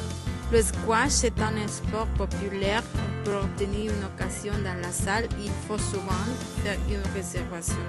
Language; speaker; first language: French; non-native, learner; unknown